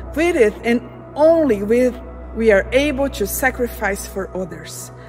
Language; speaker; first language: English; non-native, fluent; Portuguese